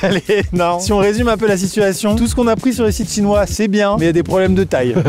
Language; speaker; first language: French; native; French